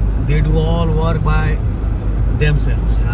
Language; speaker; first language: English; non-native, local second language; Hindi